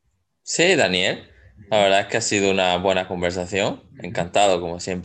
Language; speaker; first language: Spanish; native; Spanish